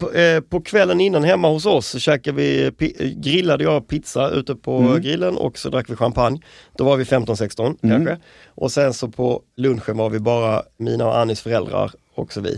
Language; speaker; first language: Swedish; native; Swedish